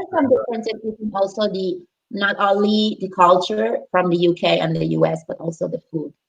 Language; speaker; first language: English; non-native, fluent; Italian